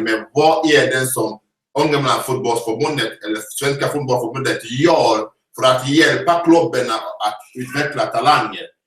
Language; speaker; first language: Swedish; non-native, fluent; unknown